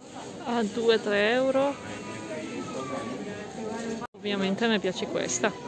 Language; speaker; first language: Italian; non-native, local second language; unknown